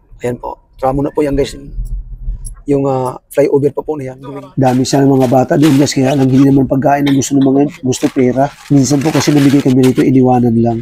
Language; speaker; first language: Filipino; non-native, local second language; Cebuano